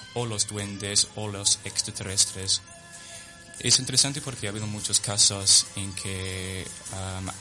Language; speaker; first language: Spanish; non-native, fluent; English